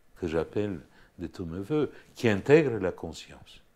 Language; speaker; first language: French; non-native, fluent; Romanian